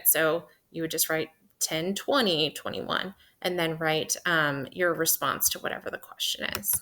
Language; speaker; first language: English; native; English